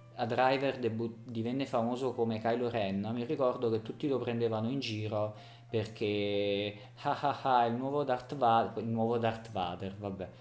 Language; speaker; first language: Italian; native; Italian